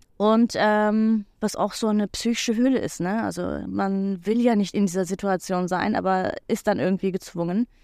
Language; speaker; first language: German; non-native, fluent; Turkish